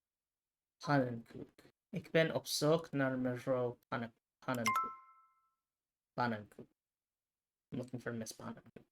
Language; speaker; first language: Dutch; non-native, learner; English